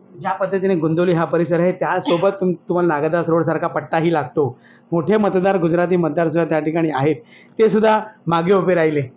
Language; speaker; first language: Marathi; native; Marathi